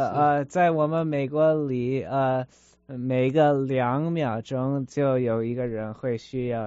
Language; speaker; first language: Chinese; early bilingual, heritage; Chinese